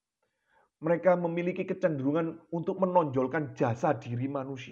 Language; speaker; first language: Indonesian; native; Indonesian